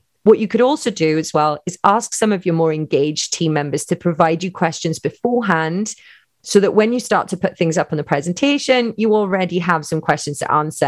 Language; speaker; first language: English; native; English